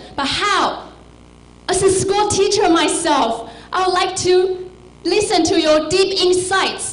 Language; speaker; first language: English; non-native, fluent; Chinese